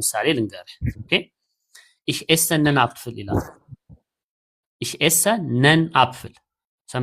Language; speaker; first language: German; non-native, fluent; Amharic